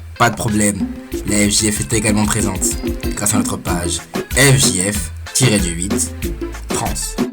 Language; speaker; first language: French; native; French